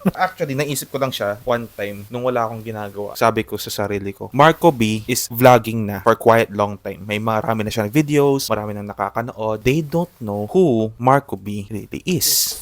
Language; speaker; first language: Filipino; non-native, local second language; Pampanga